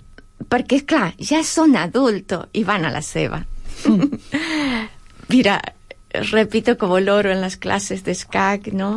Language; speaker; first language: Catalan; non-native, learner; Spanish